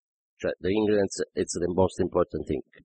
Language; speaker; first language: English; non-native, fluent; Italian